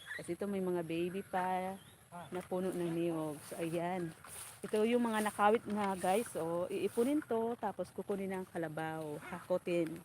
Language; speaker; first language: Filipino; non-native, local second language; Bikol